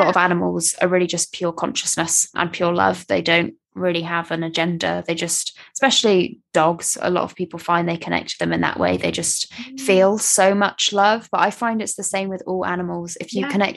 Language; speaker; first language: English; native; English